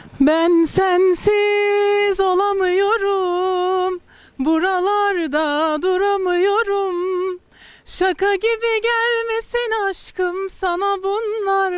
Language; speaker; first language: Turkish; early bilingual, heritage; Turkish